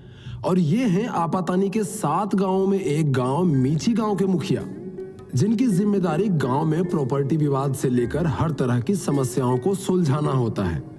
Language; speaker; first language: Hindi; native; Hindi